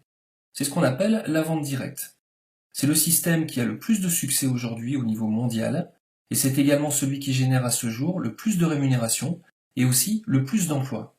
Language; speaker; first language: French; native; French